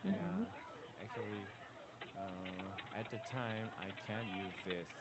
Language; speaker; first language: English; non-native, learner; Korean